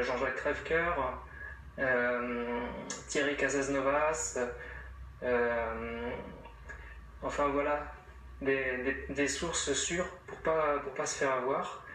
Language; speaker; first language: French; native; French